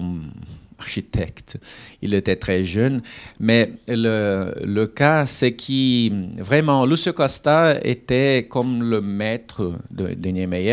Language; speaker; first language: French; non-native, fluent; Portuguese